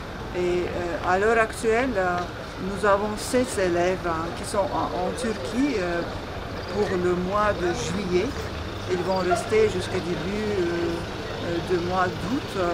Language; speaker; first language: French; non-native, fluent; Turkish